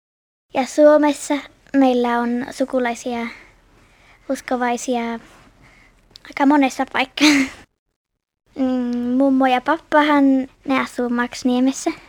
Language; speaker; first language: Finnish; early bilingual, heritage; Finnish